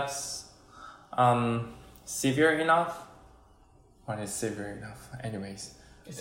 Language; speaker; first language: English; non-native, fluent; Korean